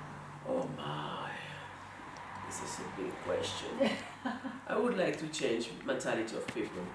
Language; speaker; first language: English; non-native, learner; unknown